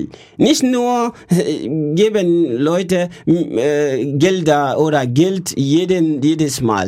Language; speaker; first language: German; non-native, learner; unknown